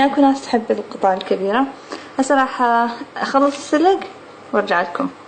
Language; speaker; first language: Arabic; native; Arabic